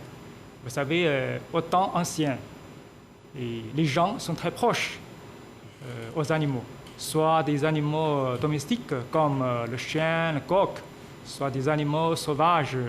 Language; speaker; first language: French; non-native, fluent; Chinese